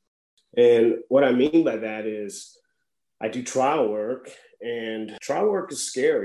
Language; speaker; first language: English; native; English